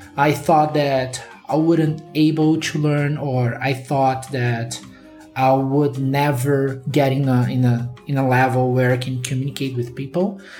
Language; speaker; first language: English; non-native, fluent; Portuguese